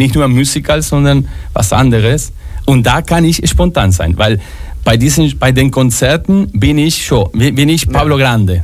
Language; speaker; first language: German; non-native, fluent; Spanish